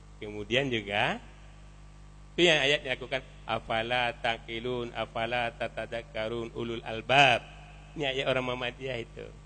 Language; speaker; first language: Indonesian; non-native, local second language; Minangkabau